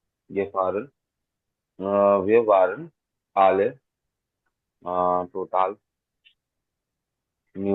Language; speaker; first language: German; non-native, learner; Hindi